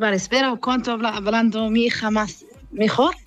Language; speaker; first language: Spanish; non-native, learner; Arabic